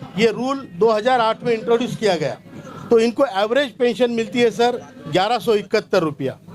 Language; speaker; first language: Hindi; non-native, local second language; Marathi